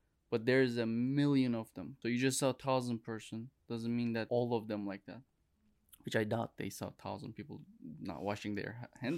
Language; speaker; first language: English; non-native, fluent; Turkish